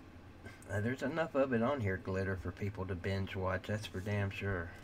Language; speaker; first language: English; native; English